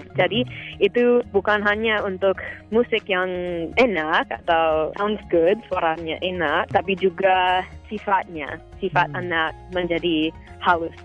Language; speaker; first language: Indonesian; non-native, fluent; English